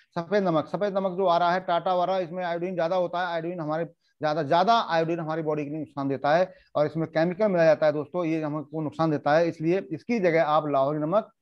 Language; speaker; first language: Hindi; native; Hindi